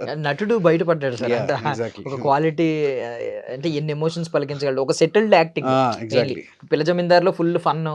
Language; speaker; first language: Telugu; native; Telugu